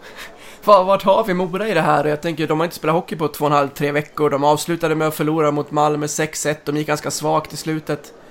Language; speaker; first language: Swedish; native; Swedish